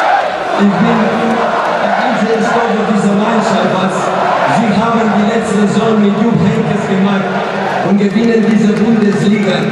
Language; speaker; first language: German; non-native, learner; Catalan